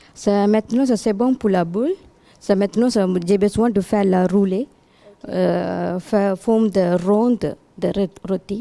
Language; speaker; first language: French; non-native, learner; Tamil